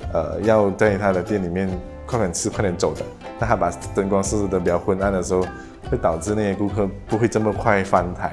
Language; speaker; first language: Chinese; native; Chinese